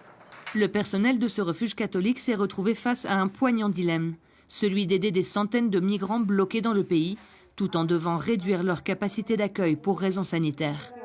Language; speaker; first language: French; native; French